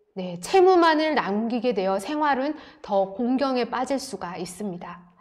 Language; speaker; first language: Korean; native; Korean